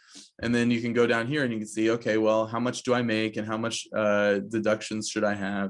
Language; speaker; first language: English; native; English